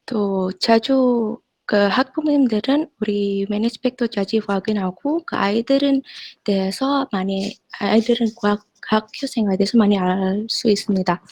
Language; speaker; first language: Korean; non-native, fluent; Indonesian